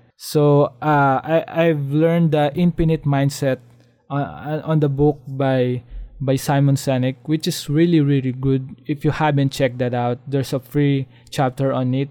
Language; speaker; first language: English; non-native, local second language; Filipino